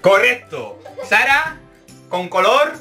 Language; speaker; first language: Spanish; native; Spanish